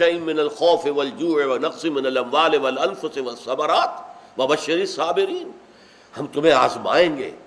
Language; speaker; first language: Urdu; native; Urdu